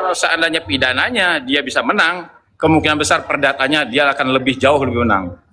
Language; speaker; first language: Indonesian; native; Indonesian